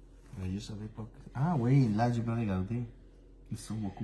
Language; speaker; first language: French; non-native, learner; Spanish